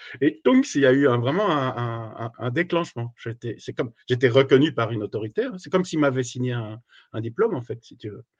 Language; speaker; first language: French; native; French